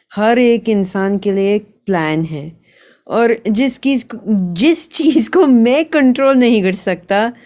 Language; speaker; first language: Hindi; early bilingual, heritage; Gujarati